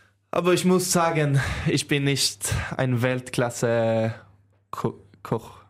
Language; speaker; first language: German; non-native, learner; Swedish